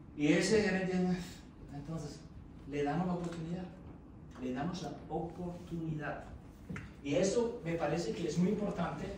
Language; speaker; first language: Spanish; non-native, fluent; German